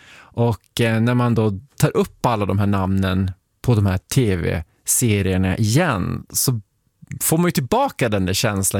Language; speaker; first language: Swedish; native; Swedish